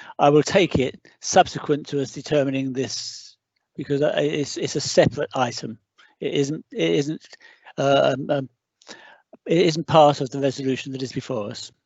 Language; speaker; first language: English; native; English